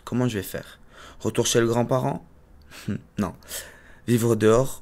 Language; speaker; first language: French; native; French